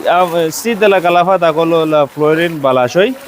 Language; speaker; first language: Romanian; non-native, learner; Bangla